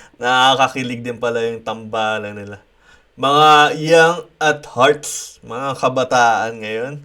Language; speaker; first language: Filipino; native; Filipino